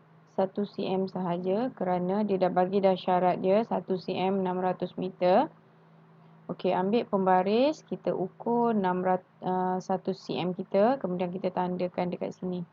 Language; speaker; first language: Malay; native; Malay